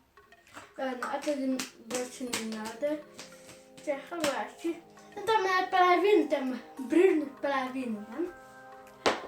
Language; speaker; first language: Russian; early bilingual, heritage; Russian